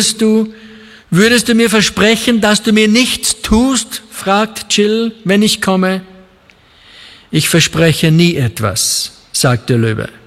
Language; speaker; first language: German; native; German